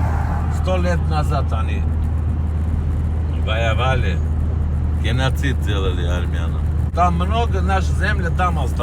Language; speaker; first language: Russian; non-native, learner; Armenian